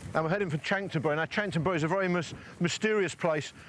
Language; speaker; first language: English; native; English